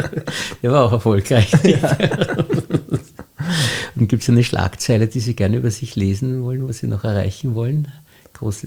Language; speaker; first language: German; native; German